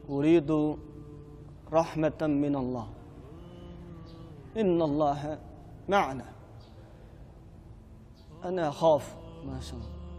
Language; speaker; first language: Arabic; non-native, learner; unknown